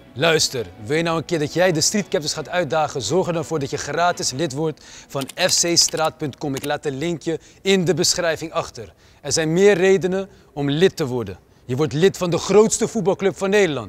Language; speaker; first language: Dutch; native; Dutch